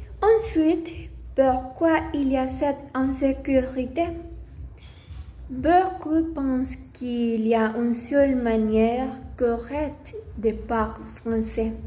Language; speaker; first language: French; non-native, learner; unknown